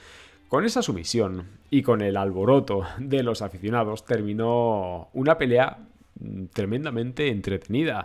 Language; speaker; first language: Spanish; native; Spanish